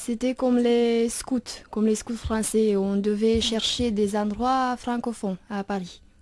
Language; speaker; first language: French; non-native, fluent; Romanian